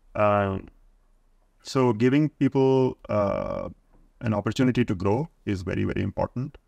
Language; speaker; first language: English; non-native, local second language; Hindi